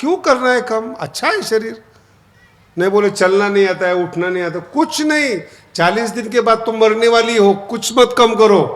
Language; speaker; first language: Hindi; non-native, local second language; Marathi